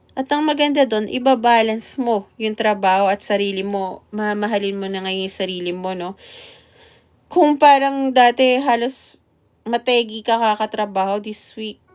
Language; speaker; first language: Filipino; non-native, local second language; Bikol